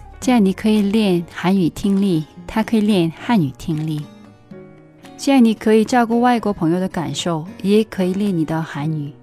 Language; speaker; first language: Chinese; non-native, fluent; Korean